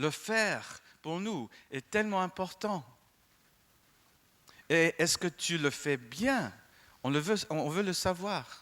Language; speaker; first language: French; non-native, fluent; English